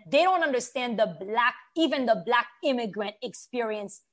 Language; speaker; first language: English; non-native, fluent; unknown